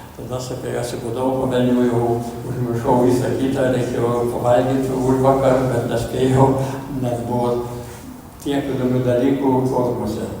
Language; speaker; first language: Lithuanian; early bilingual, heritage; Lithuanian